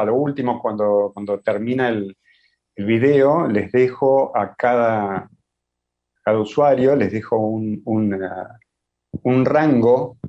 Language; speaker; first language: Spanish; native; Spanish